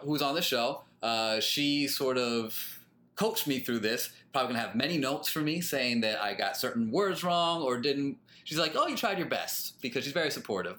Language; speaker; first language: English; early bilingual, other home language; Spanish